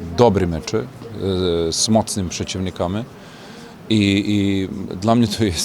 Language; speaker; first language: Polish; non-native, learner; Serbian